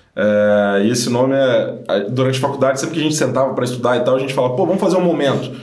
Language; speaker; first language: Portuguese; native; Portuguese